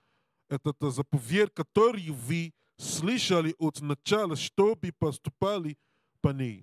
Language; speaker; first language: Russian; non-native, learner; Portuguese